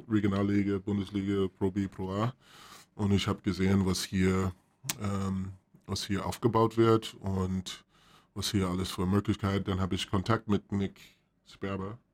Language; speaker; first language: German; non-native, fluent; English